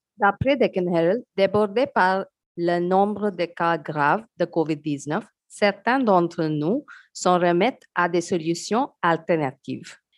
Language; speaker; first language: French; non-native, fluent; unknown